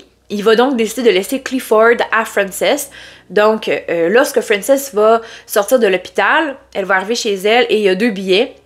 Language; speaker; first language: French; native; French